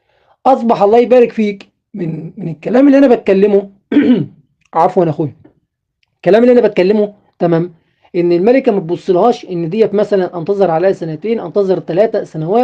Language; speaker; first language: Arabic; native; Arabic